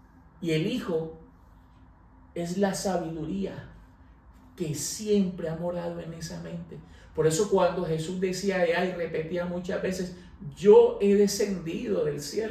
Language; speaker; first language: Spanish; native; Spanish